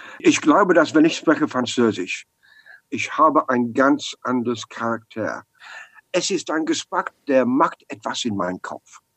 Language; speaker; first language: German; non-native, learner; English